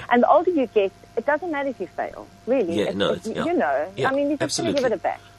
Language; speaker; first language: English; native; English